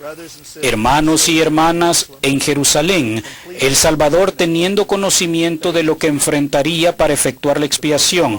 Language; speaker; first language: Spanish; native; Spanish